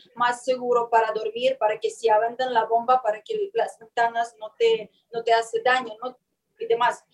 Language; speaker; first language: Spanish; non-native, learner; Ukrainian